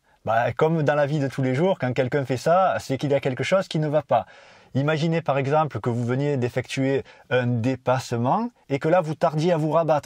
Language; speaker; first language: French; native; French